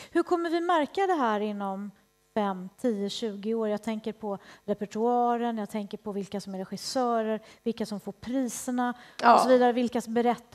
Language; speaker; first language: Swedish; native; Swedish